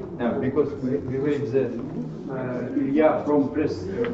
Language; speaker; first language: English; non-native, learner; Russian